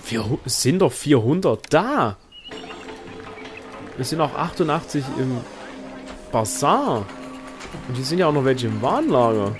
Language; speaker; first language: German; native; German